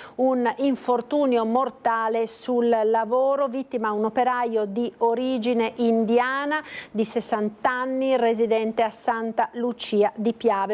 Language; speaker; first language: Italian; native; Italian